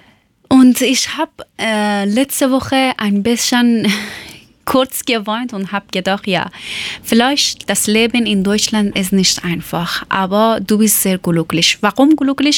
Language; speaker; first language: German; non-native, learner; Persian